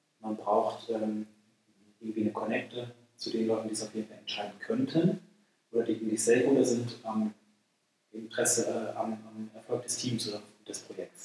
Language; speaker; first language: German; native; German